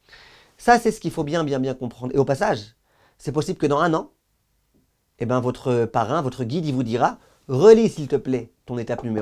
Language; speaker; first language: French; native; French